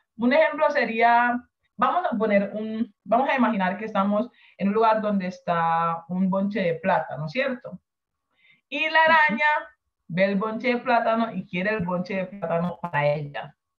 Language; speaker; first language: Spanish; non-native, fluent; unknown